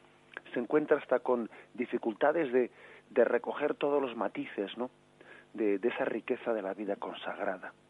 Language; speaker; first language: Spanish; native; Spanish